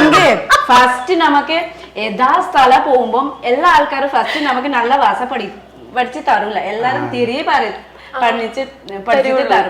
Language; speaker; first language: Malayalam; non-native, fluent; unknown